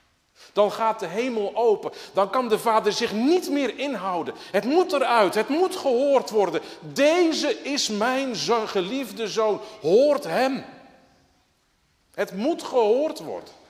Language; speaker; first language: Dutch; native; Dutch